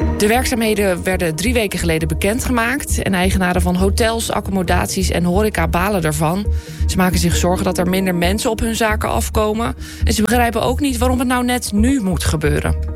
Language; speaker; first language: Dutch; native; Dutch